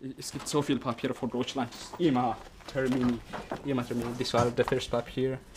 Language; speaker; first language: German; non-native, learner; Tigrinya